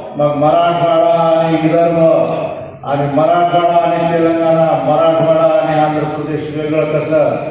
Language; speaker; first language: Marathi; non-native, local second language; Lambadi